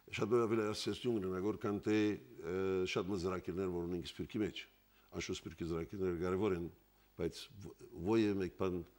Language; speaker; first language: Armenian; early bilingual, heritage; Armenian